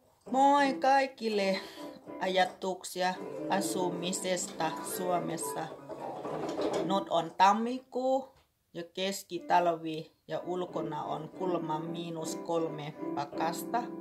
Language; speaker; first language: Finnish; non-native, learner; Thai